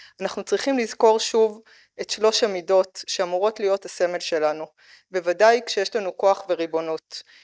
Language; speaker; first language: Hebrew; native; Hebrew